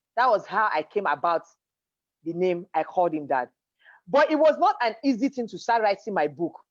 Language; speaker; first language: English; non-native, local second language; Yoruba